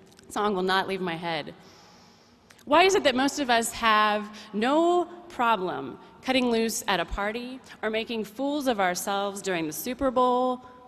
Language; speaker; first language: English; native; English